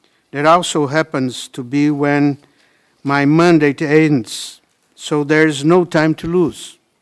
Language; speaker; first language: English; non-native, fluent; Portuguese